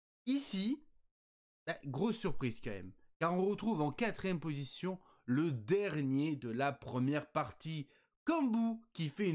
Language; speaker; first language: French; native; French